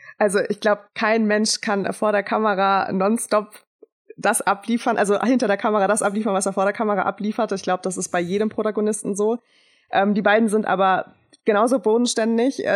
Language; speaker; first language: German; early bilingual, other home language; Turkish